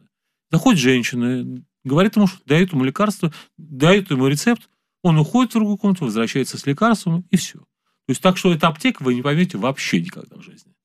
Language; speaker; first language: Russian; native; Russian